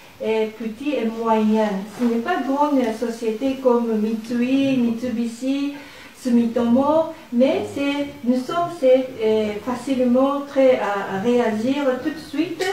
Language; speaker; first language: French; non-native, learner; Japanese